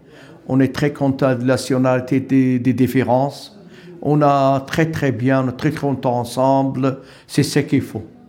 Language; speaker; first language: French; non-native, learner; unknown